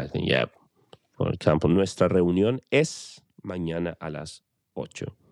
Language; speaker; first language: English; non-native, fluent; Spanish